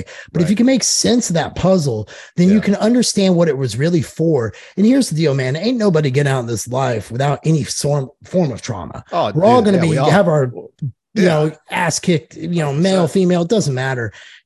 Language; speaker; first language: English; native; English